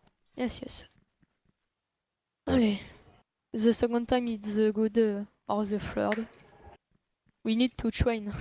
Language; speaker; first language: English; non-native, learner; French